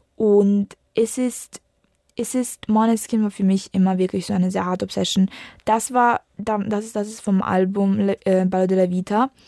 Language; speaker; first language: German; early bilingual, other home language; Italian